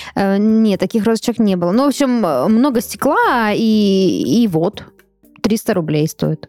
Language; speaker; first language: Russian; native; Russian